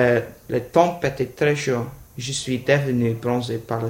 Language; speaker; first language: French; non-native, learner; English